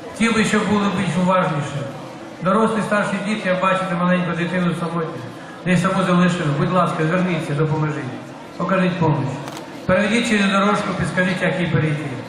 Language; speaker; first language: Ukrainian; native; Ukrainian